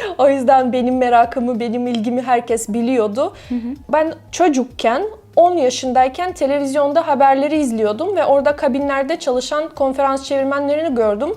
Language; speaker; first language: Turkish; non-native, fluent; Russian